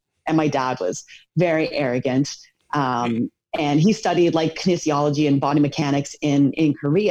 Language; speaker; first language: English; native; English